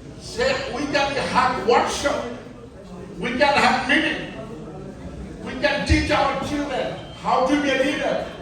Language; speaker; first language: English; non-native, local second language; Bangla